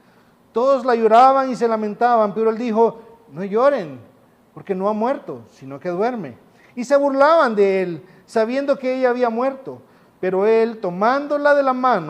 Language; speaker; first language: Spanish; native; Spanish